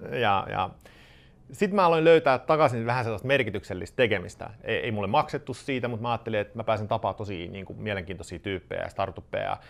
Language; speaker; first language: Finnish; non-native, fluent; Swedish